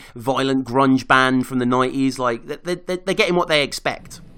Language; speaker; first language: English; native; English